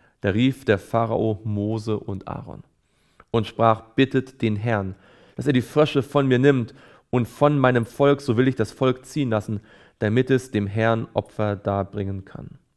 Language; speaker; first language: German; native; German